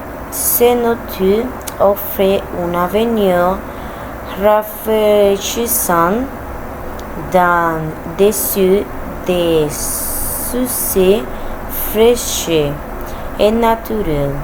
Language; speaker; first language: French; non-native, learner; Spanish